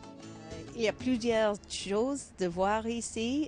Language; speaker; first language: French; non-native, fluent; English